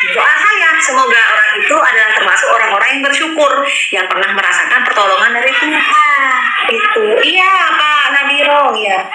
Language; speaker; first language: Indonesian; non-native, local second language; Madurese